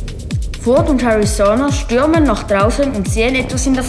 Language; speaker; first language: German; native; German